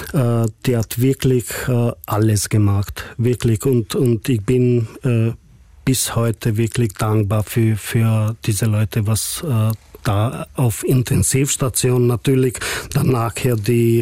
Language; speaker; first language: German; non-native, fluent; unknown